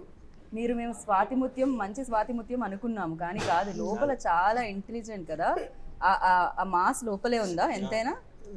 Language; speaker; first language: Telugu; native; Telugu